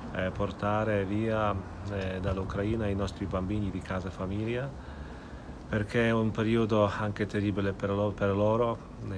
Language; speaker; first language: Italian; non-native, fluent; Ukrainian